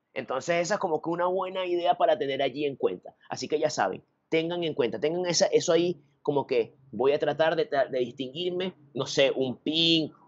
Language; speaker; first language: Spanish; native; Spanish